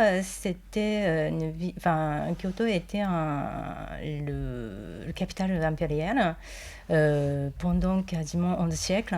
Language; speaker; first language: French; non-native, fluent; Japanese